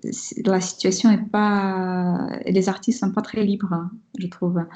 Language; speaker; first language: French; non-native, fluent; Russian